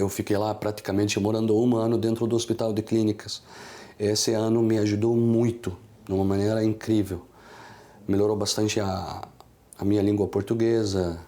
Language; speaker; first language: Portuguese; non-native, fluent; Arabic